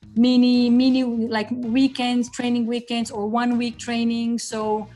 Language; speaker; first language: English; non-native, fluent; Croatian